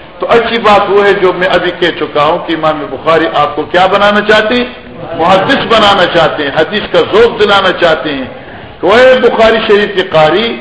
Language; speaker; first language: Urdu; non-native, local second language; Pashto